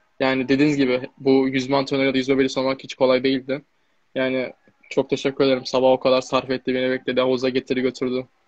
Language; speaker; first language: Turkish; native; Turkish